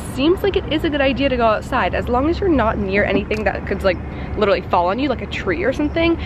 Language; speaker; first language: English; native; English